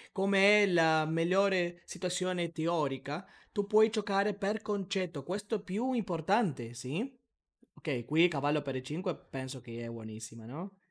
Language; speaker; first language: Italian; non-native, learner; Spanish